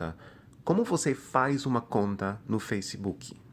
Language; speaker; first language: Portuguese; non-native, fluent; English